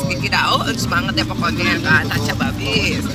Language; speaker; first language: Indonesian; native; Indonesian